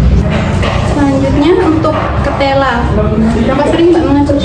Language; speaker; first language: Indonesian; native; Indonesian